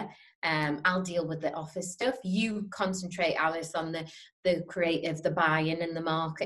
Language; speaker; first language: English; native; English